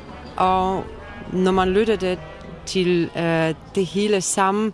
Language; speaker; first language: Danish; non-native, fluent; Polish